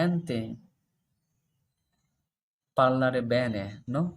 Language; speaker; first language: Italian; non-native, learner; Bangla